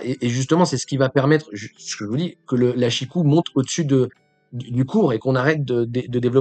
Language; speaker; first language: French; native; French